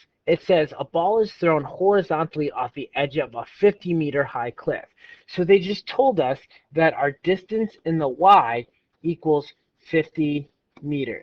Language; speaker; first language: English; native; English